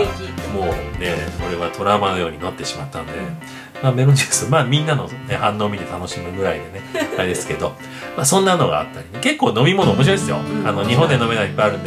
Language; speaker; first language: Japanese; native; Japanese